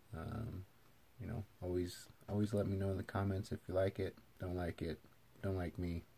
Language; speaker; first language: English; native; English